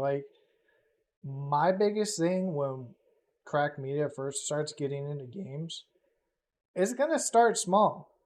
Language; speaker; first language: English; native; English